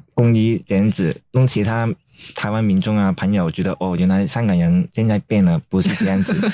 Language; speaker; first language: Chinese; non-native, fluent; Cantonese